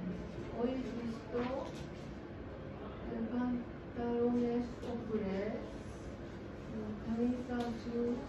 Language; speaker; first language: Spanish; non-native, learner; Japanese